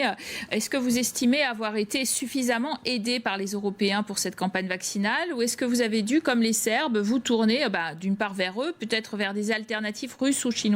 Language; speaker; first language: French; native; French